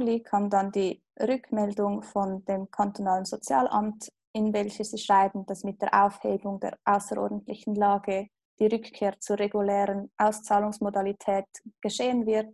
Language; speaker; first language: German; native; German